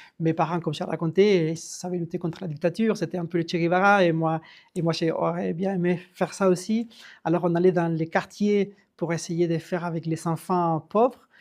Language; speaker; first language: French; non-native, fluent; Spanish